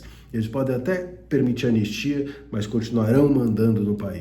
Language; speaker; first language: Portuguese; native; Portuguese